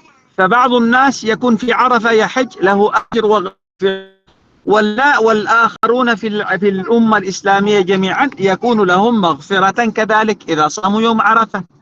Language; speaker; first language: Arabic; native; Arabic